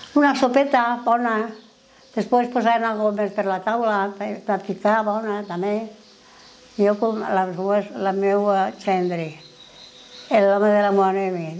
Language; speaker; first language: Catalan; native; Catalan